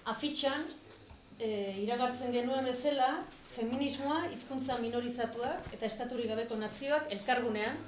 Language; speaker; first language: Basque; native; Basque